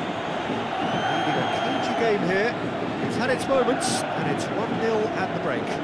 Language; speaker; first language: English; native; English